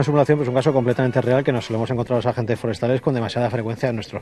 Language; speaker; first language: Spanish; native; Spanish